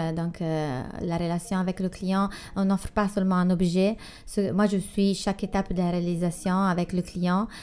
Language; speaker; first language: French; non-native, fluent; Italian